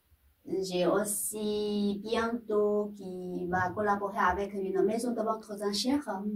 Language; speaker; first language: French; non-native, fluent; Chinese